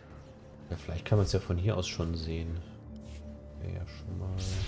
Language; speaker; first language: German; native; German